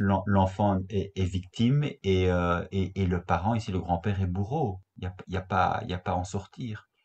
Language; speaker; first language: French; native; French